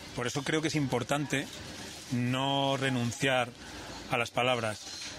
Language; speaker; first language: Spanish; native; Spanish